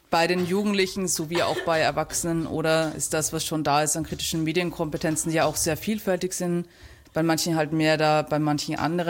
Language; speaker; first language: German; native; German